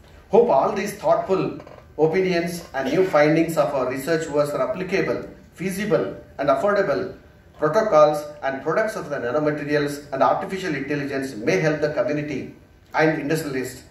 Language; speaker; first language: English; non-native, local second language; Kannada